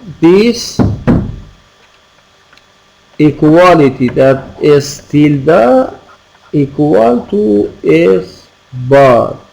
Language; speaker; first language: English; non-native, fluent; Persian